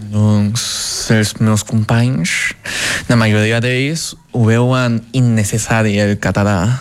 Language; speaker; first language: Catalan; early bilingual, other home language; Chinese